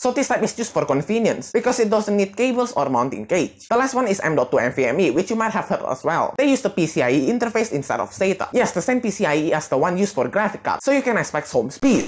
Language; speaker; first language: English; non-native, fluent; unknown